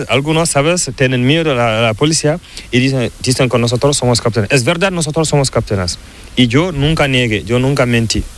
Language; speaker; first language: Spanish; non-native, learner; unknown